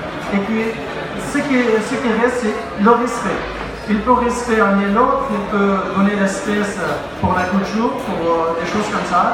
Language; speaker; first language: French; non-native, learner; Pashto